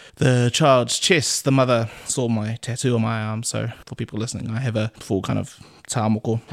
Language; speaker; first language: English; native; English